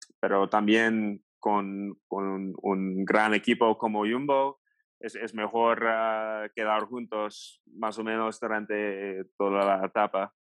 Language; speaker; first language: Spanish; non-native, learner; English